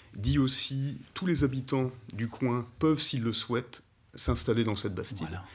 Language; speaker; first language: French; native; French